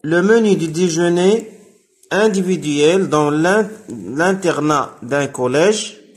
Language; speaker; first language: French; non-native, local second language; Arabic